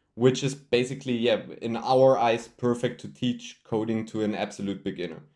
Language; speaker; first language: English; non-native, fluent; German